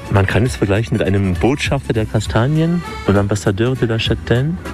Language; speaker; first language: German; native; German